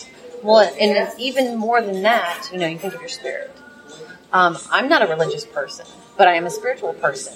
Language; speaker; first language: English; native; English